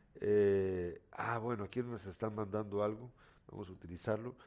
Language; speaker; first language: Spanish; native; Spanish